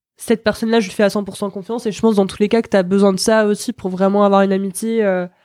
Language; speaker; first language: French; native; French